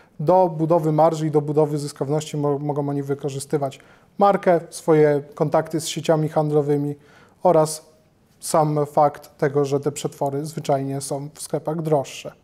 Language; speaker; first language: Polish; native; Polish